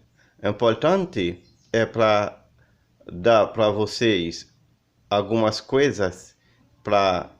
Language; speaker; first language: Portuguese; non-native, learner; Haitian Creole